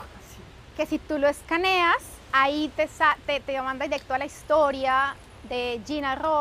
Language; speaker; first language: Spanish; native; Spanish